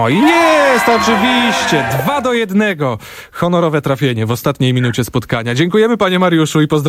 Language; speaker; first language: Polish; native; Polish